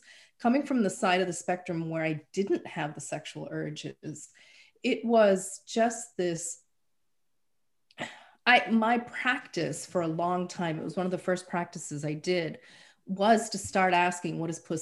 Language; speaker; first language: English; native; English